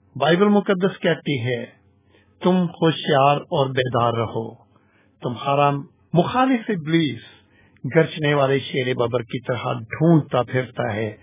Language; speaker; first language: Urdu; non-native, local second language; Punjabi